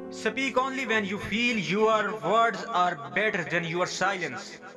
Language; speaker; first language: English; non-native, local second language; Urdu